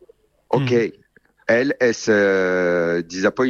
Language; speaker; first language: Spanish; non-native, fluent; Italian